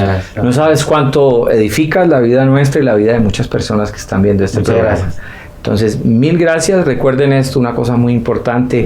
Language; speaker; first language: Spanish; native; Spanish